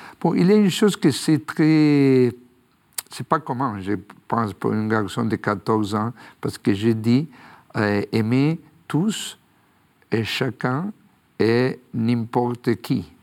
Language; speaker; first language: French; non-native, fluent; Spanish